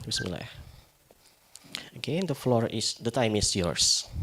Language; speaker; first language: English; non-native, fluent; Indonesian